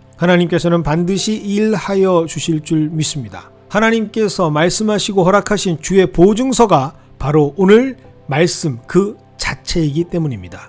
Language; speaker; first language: Korean; native; Korean